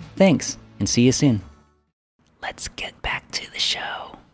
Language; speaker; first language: English; early bilingual, other home language; Vietnamese